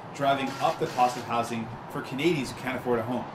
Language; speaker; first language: English; native; English